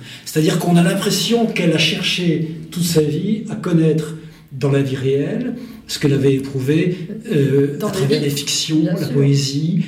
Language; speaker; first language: French; native; French